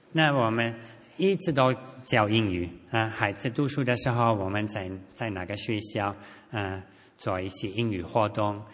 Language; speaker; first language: Chinese; non-native, fluent; German